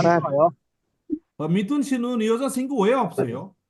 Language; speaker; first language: Korean; non-native, fluent; Bangla